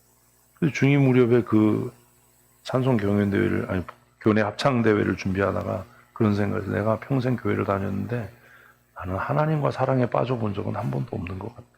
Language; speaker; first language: Korean; native; Korean